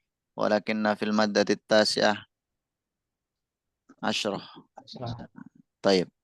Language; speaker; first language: Arabic; non-native, fluent; Indonesian